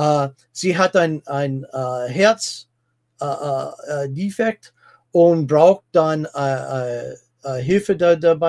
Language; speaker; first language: German; non-native, fluent; English